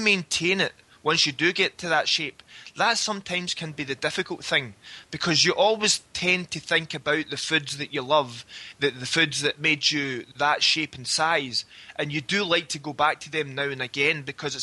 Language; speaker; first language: English; native; English